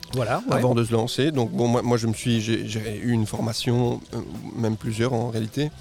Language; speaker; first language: French; non-native, fluent; Spanish